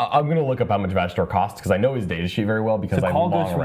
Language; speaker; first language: English; native; English